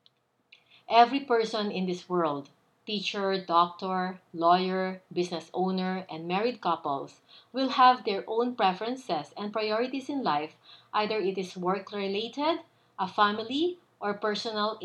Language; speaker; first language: English; non-native, local second language; Filipino